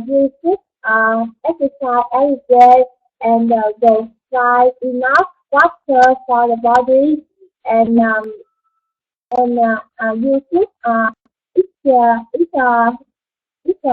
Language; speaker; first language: English; non-native, learner; Vietnamese